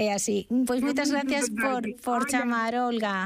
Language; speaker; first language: Galician; native; Galician